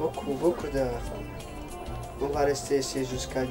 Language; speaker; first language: French; non-native, learner; Arabic